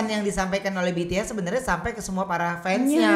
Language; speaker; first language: Indonesian; native; Indonesian